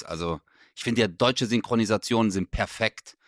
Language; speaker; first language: German; native; German